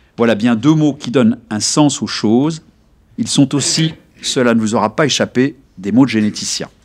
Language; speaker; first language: French; native; French